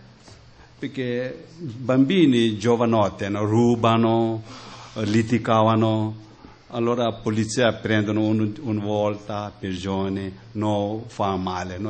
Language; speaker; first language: Italian; non-native, learner; Tibetan